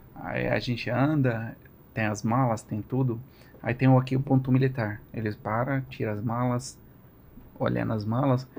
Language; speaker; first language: Portuguese; non-native, learner; Arabic